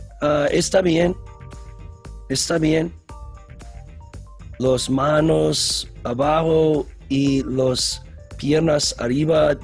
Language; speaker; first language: Spanish; non-native, learner; English